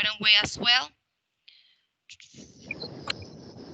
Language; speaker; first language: English; non-native, fluent; Spanish